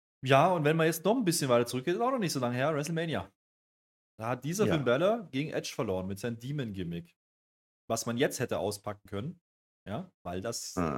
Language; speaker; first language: German; native; German